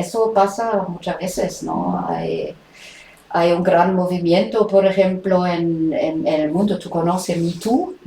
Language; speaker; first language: Spanish; non-native, fluent; German